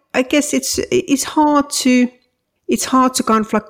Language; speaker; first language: English; non-native, fluent; Finnish